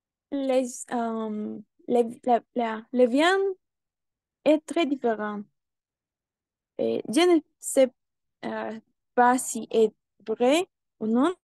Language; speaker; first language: French; non-native, learner; Spanish